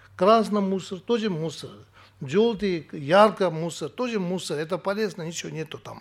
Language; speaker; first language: Russian; non-native, learner; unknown